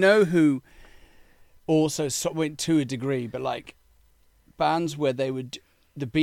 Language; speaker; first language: English; native; English